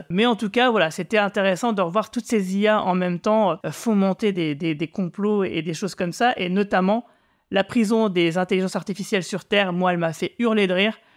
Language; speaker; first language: French; native; French